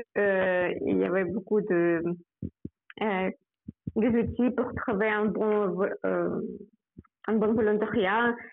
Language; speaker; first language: French; non-native, fluent; Russian